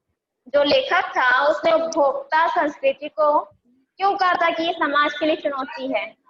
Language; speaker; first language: Hindi; native; Hindi